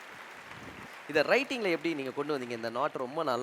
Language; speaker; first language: Tamil; native; Tamil